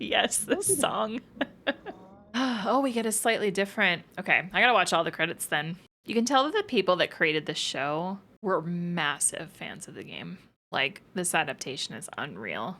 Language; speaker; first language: English; native; English